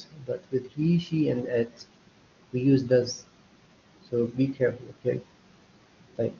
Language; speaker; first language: English; non-native, fluent; Arabic